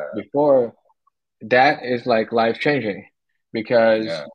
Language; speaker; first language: English; non-native, fluent; Portuguese